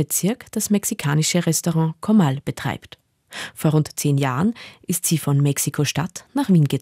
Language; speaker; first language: German; native; German